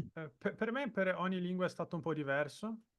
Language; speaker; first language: Italian; non-native, fluent; Portuguese